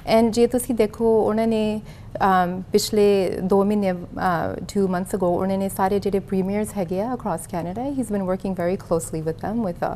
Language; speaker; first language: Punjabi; early bilingual, heritage; Punjabi